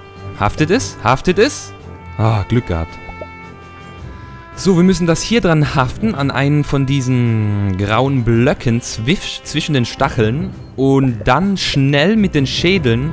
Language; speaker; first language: German; native; German